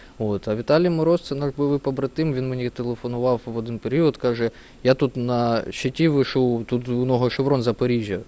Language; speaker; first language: Ukrainian; non-native, local second language; Russian